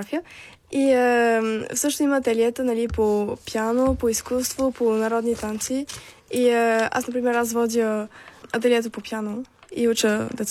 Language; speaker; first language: Bulgarian; early bilingual, heritage; French